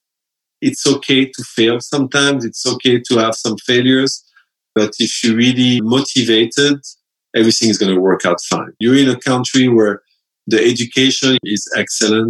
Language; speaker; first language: English; non-native, fluent; French